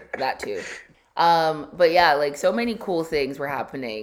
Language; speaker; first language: English; native; English